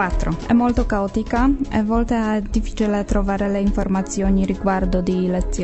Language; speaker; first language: Italian; non-native, fluent; Polish